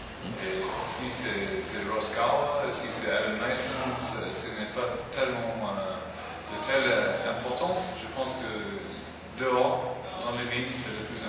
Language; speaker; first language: French; non-native, fluent; English